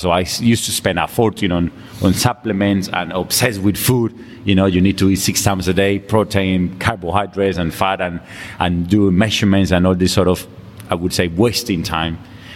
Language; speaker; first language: English; non-native, fluent; Spanish